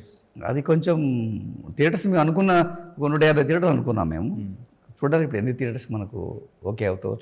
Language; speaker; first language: Telugu; native; Telugu